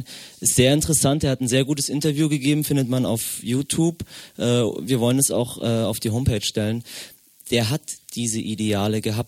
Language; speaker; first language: German; native; German